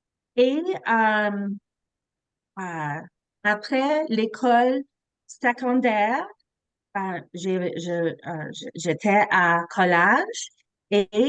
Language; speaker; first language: French; non-native, local second language; English